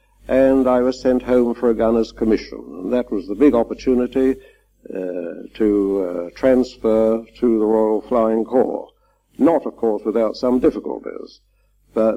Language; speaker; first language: English; native; English